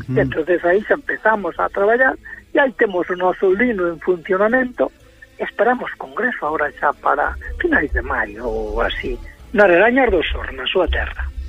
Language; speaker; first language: Galician; native; Galician